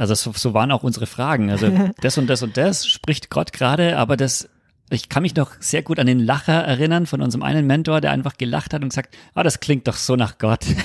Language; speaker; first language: German; non-native, fluent; English